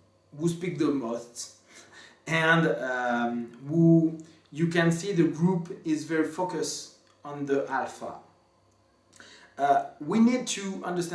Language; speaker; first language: English; non-native, fluent; French